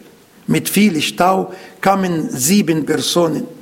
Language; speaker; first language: German; non-native, learner; Arabic